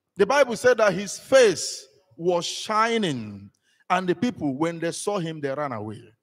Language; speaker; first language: English; non-native, local second language; Igbo